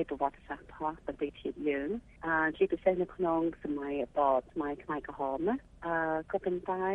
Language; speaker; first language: Khmer; early bilingual, heritage; Khmer